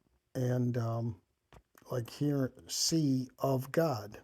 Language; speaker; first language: English; native; English